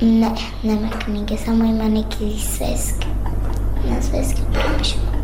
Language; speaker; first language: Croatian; non-native, learner; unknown